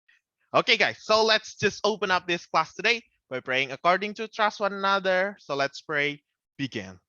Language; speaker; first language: English; non-native, fluent; Indonesian